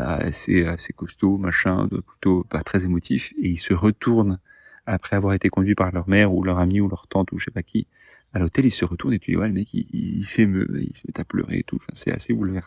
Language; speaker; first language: French; native; French